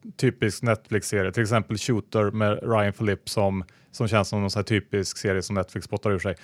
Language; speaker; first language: Swedish; native; Swedish